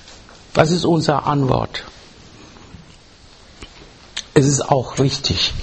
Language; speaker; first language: German; non-native, fluent; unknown